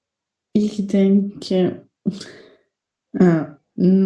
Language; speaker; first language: German; non-native, learner; Macedonian